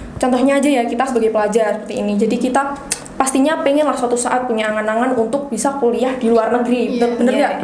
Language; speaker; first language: Indonesian; non-native, local second language; Javanese